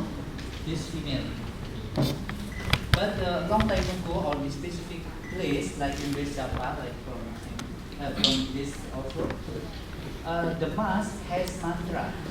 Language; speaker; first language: English; non-native, learner; Indonesian